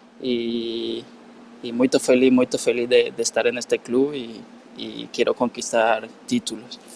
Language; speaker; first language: Portuguese; non-native, learner; Spanish